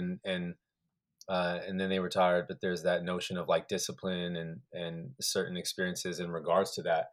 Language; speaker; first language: English; native; English